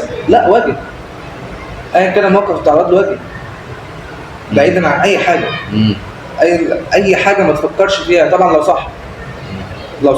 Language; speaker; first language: Arabic; native; Arabic